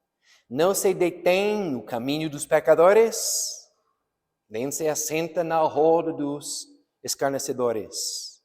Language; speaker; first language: Portuguese; non-native, fluent; English